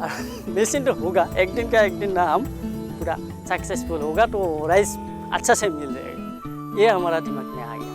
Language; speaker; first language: Hindi; non-native, local second language; Assamese